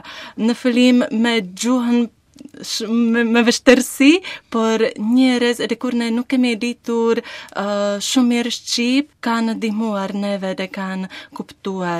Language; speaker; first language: Albanian; non-native, learner; Slovak